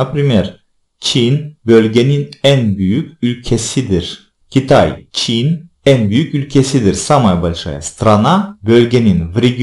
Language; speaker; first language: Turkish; non-native, fluent; Russian